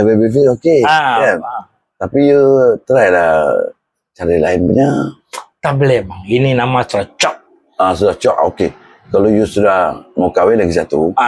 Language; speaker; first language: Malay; non-native, local second language; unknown